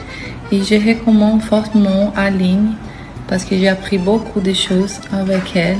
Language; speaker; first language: French; non-native, learner; Portuguese